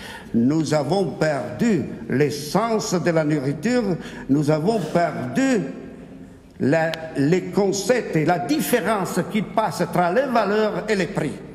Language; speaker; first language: French; non-native, fluent; Italian